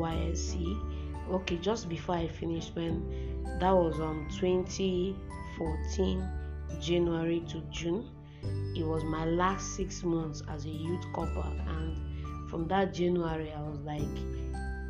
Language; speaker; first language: English; non-native, local second language; Igbo